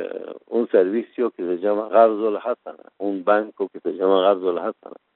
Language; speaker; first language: Spanish; non-native, fluent; Persian